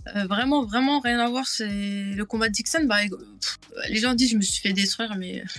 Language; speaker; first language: French; native; French